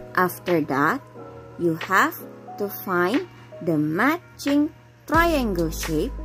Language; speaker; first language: English; non-native, fluent; Indonesian